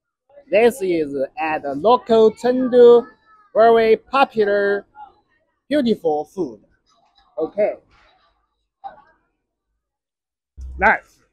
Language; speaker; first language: English; non-native, learner; Chinese